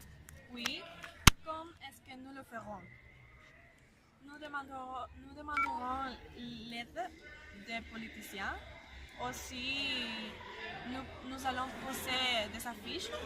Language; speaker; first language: French; non-native, learner; Spanish